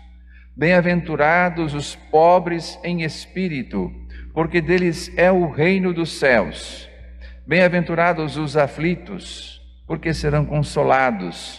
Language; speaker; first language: Portuguese; native; Portuguese